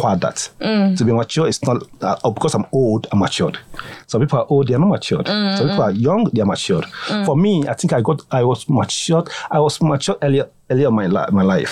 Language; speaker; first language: English; non-native, local second language; Akan